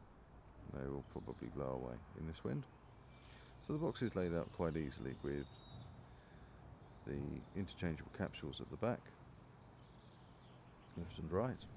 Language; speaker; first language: English; native; English